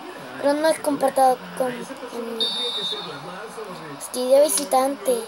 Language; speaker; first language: Spanish; native; Spanish